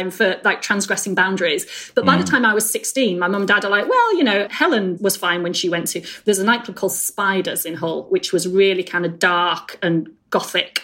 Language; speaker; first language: English; native; English